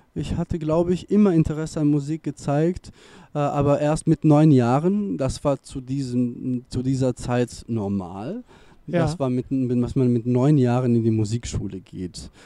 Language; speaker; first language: German; non-native, fluent; Serbian